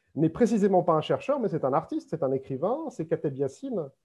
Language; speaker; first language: French; native; French